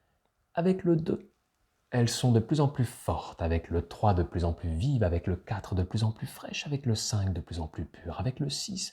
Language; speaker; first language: French; native; French